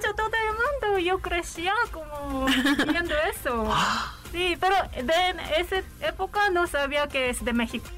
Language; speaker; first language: Spanish; non-native, learner; Korean